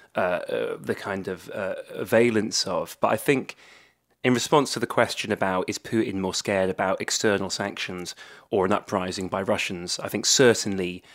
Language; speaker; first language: English; native; English